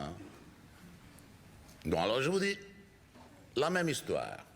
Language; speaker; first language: French; non-native, fluent; Czech